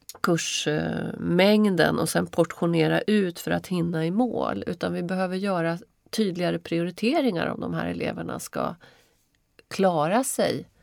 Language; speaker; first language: Swedish; native; Swedish